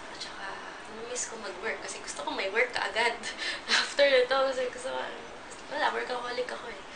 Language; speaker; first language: Filipino; native; Filipino